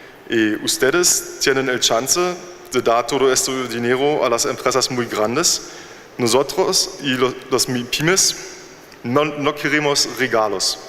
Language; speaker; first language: Spanish; non-native, learner; German